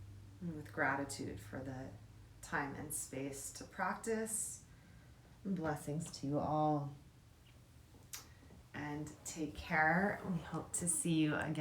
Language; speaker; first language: English; native; English